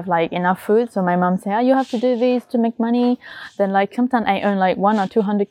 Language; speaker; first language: English; non-native, learner; Vietnamese